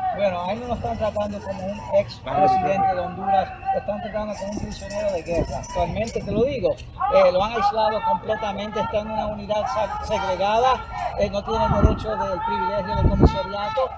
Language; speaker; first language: Spanish; non-native, fluent; English